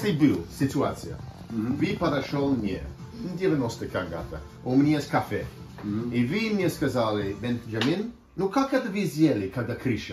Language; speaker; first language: Russian; non-native, learner; English